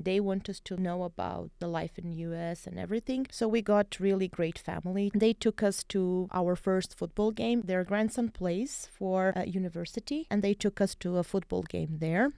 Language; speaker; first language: English; non-native, fluent; Bosnian